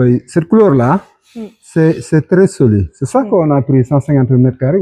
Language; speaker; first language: French; non-native, local second language; Wolof